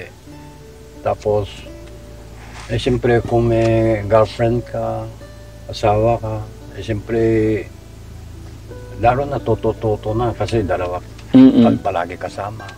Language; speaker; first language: Filipino; non-native, learner; Japanese